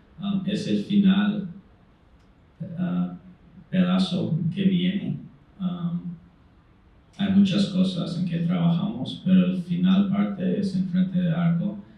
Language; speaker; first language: Spanish; non-native, fluent; English